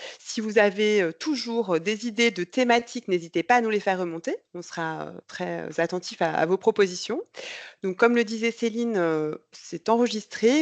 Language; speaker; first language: French; native; French